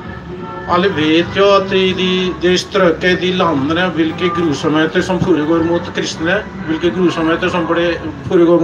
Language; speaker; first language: Norwegian; non-native, fluent; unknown